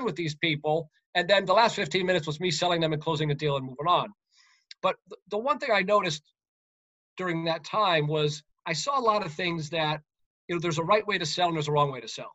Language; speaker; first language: English; native; English